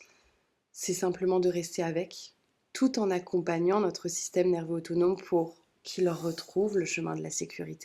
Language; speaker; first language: French; native; French